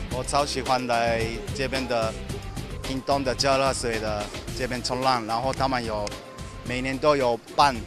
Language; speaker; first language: Chinese; non-native, fluent; Japanese